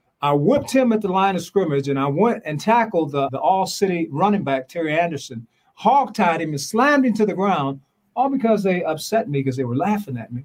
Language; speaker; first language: English; early bilingual, other home language; Spanish